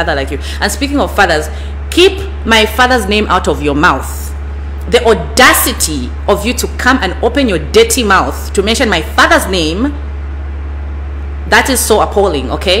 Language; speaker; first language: English; non-native, local second language; Bemba